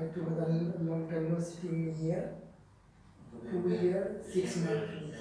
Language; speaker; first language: English; non-native, learner; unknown